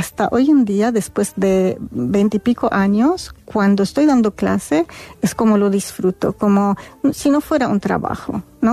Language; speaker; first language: Spanish; non-native, fluent; Arabic